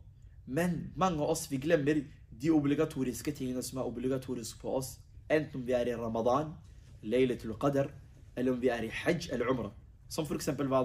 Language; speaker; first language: Norwegian; early bilingual, other home language; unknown